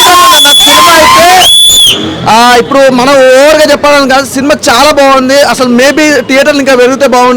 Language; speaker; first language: Telugu; native; Telugu